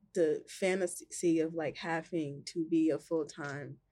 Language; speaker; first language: English; native; English